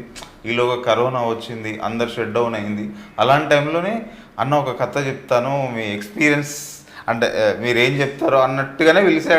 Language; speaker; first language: Telugu; native; Telugu